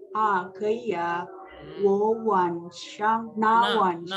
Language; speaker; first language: Chinese; non-native, learner; Indonesian